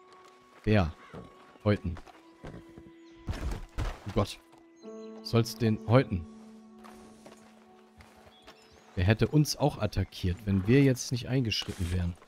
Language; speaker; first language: German; native; German